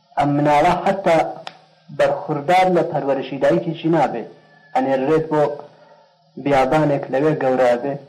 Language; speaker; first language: Central Kurdish; native; Central Kurdish